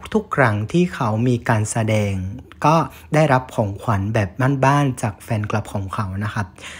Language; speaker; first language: Thai; non-native, fluent; Vietnamese